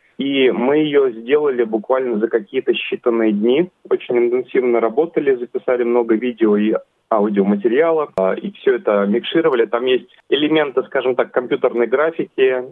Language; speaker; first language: Russian; native; Russian